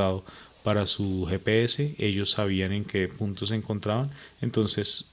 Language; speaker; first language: Spanish; native; Spanish